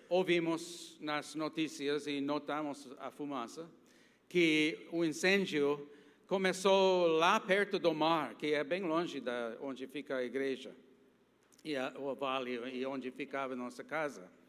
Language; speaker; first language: Portuguese; non-native, fluent; English